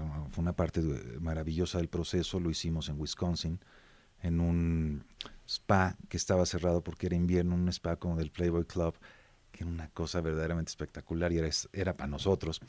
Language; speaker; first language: Spanish; native; Spanish